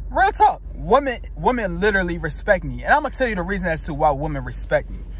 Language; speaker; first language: English; native; English